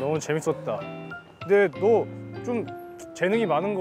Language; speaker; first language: Korean; native; Korean